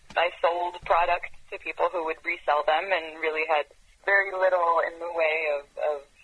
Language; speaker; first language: English; non-native, fluent; Hebrew